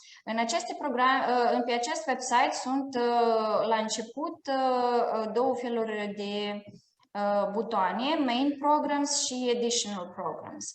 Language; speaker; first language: Romanian; non-native, fluent; Russian